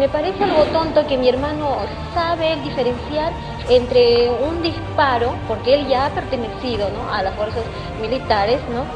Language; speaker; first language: Spanish; native; Spanish